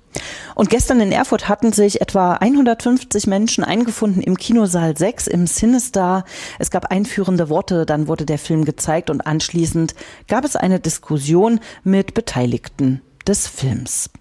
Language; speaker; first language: German; native; German